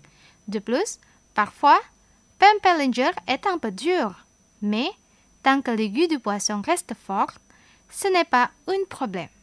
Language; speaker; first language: French; non-native, fluent; Indonesian